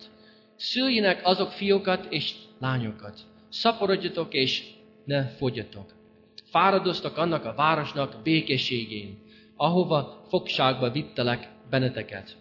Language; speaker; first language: Hungarian; non-native, fluent; English